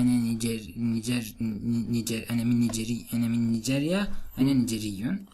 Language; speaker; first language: Arabic; non-native, learner; Turkish